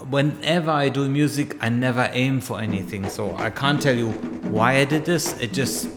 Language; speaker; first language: English; non-native, fluent; German